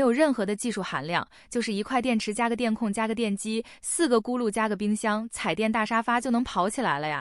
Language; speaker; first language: Chinese; native; Chinese